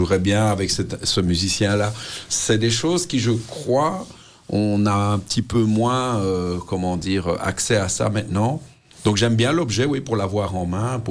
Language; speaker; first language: French; native; French